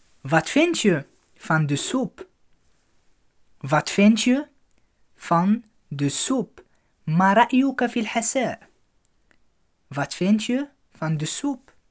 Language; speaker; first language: Dutch; non-native, fluent; Arabic